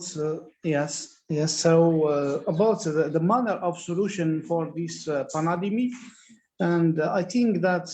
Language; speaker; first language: English; non-native, learner; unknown